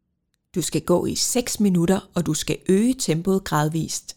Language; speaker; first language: Danish; native; Danish